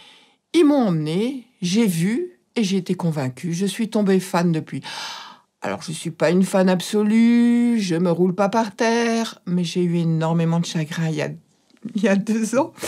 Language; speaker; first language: French; native; French